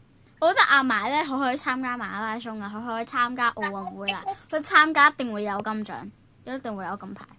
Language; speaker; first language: Chinese; native; Chinese